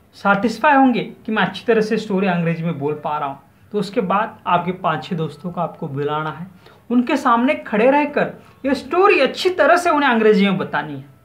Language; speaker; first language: Hindi; non-native, local second language; Marathi